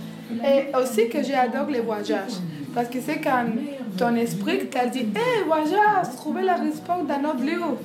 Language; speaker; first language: French; non-native, learner; Spanish